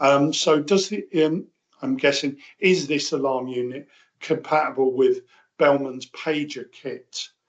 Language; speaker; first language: English; native; English